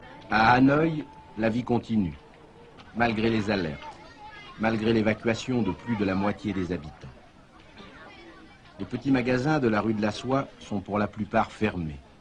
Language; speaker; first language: French; native; French